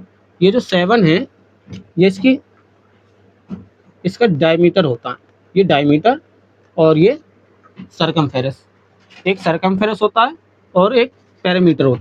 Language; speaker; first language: Hindi; native; Hindi